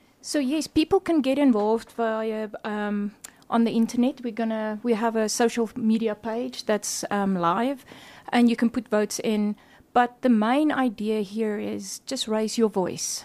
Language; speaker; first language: English; non-native, local second language; Afrikaans